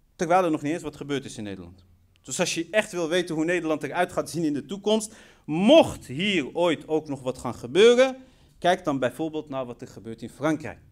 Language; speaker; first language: Dutch; early bilingual, other home language; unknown